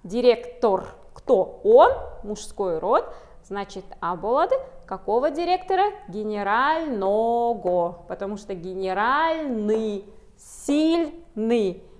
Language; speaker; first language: Russian; non-native, local second language; Kazakh